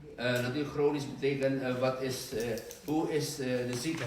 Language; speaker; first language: Dutch; non-native, fluent; Indonesian